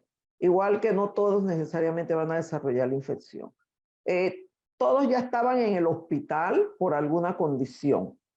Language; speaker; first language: Spanish; native; Spanish